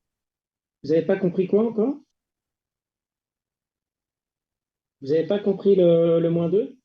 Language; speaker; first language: French; native; French